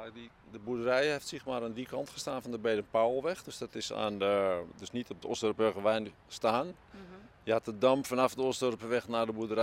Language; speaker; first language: Dutch; native; Dutch